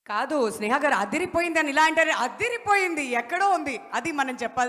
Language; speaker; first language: Telugu; native; Telugu